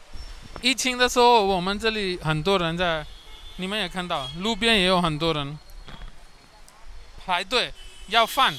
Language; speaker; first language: Chinese; non-native, learner; Hindi